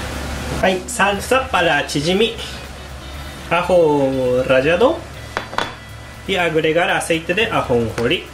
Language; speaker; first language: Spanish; non-native, learner; Japanese